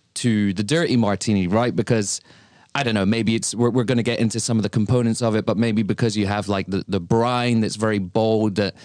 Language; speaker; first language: English; native; English